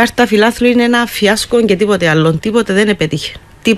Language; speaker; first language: Greek; native; Greek